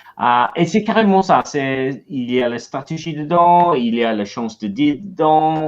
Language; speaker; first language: French; non-native, learner; English